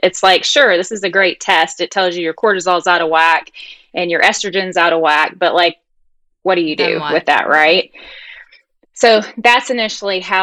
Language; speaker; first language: English; native; English